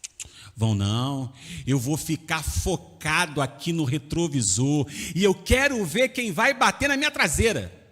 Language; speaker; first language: Portuguese; native; Portuguese